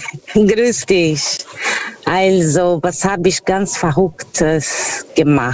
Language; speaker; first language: German; non-native, fluent; Portuguese